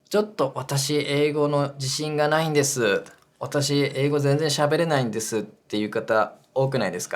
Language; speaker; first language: Japanese; native; Japanese